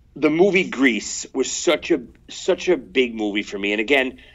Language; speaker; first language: English; native; English